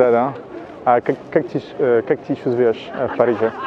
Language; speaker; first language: Russian; non-native, learner; French